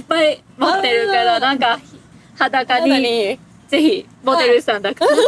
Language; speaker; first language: Japanese; non-native, fluent; Cantonese